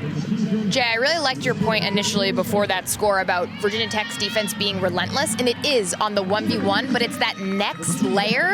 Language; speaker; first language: English; native; English